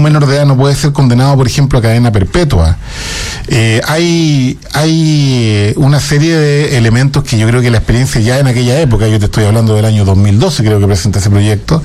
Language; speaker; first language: Spanish; native; Spanish